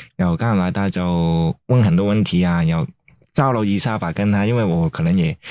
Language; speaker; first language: Chinese; non-native, fluent; Cantonese